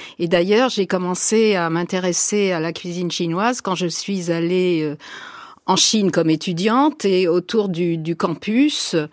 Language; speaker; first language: French; native; French